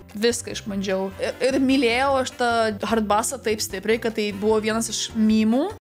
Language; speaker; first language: Lithuanian; non-native, local second language; Polish